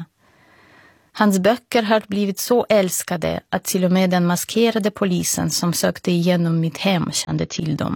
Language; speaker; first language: Swedish; non-native, fluent; Russian